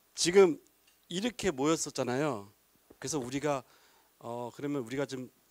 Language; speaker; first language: Korean; native; Korean